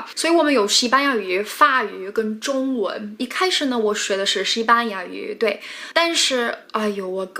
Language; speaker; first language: Chinese; non-native, fluent; English